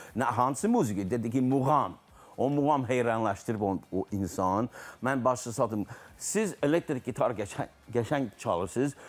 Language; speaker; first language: Azerbaijani; non-native, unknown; English